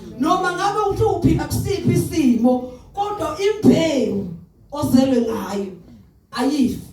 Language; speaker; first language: Zulu; native; Zulu